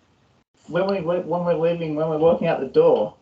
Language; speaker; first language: English; non-native, learner; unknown